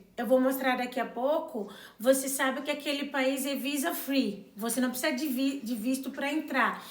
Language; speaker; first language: Portuguese; non-native, local second language; Kabuverdianu